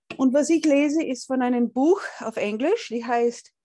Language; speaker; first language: German; non-native, learner; English